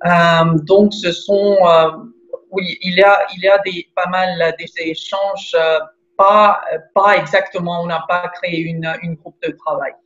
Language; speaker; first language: French; non-native, fluent; Estonian